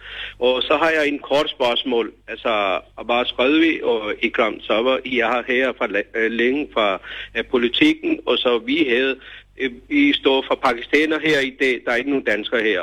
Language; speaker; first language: Danish; non-native, learner; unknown